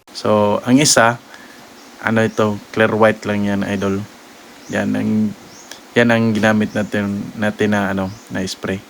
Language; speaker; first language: Filipino; non-native, local second language; Cebuano